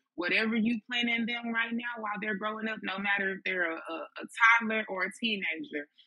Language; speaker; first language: English; native; English